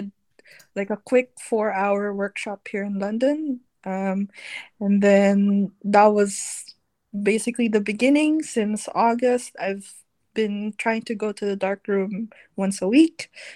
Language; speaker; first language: English; non-native, local second language; Filipino